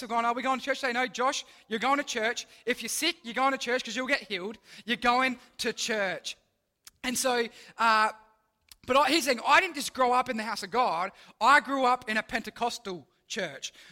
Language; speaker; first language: English; native; English